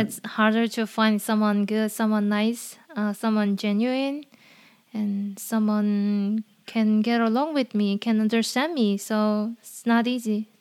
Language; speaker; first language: English; non-native, fluent; Korean